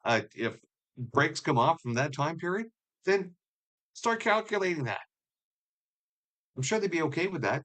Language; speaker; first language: English; native; English